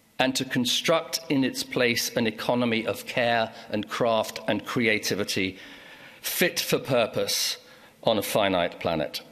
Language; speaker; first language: English; native; English